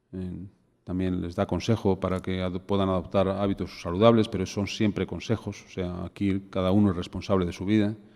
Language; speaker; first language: Spanish; native; Spanish